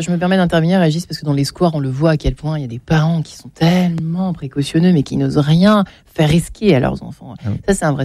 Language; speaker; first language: French; native; French